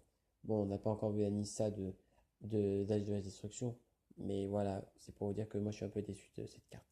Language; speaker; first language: French; native; French